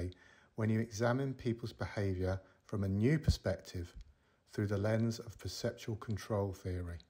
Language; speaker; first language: English; native; English